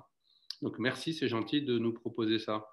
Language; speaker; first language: French; native; French